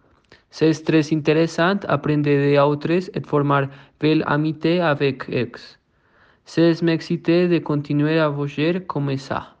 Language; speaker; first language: French; non-native, learner; Spanish